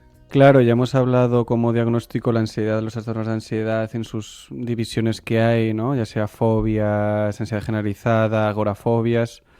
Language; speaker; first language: Spanish; non-native, local second language; Catalan